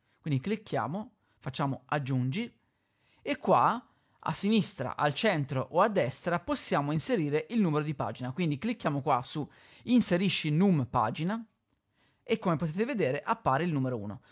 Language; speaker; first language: Italian; native; Italian